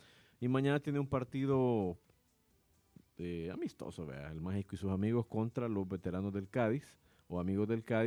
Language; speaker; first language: Spanish; native; Spanish